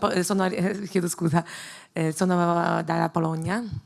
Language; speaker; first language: Italian; non-native, learner; Polish